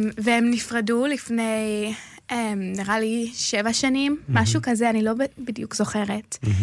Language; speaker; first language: Hebrew; early bilingual, other home language; English